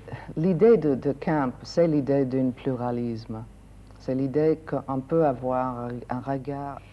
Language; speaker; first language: French; non-native, fluent; English